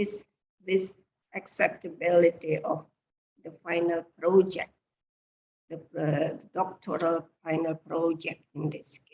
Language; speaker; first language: English; non-native, fluent; Indonesian